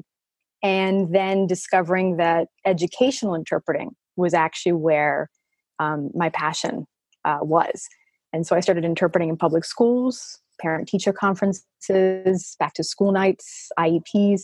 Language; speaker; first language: English; native; English